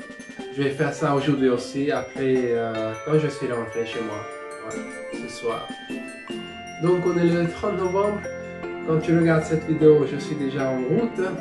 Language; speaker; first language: French; non-native, fluent; Hungarian